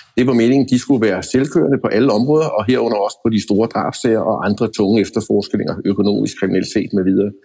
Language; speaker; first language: Danish; native; Danish